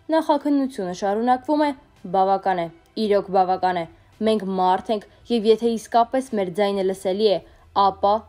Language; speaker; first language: Armenian; native; Armenian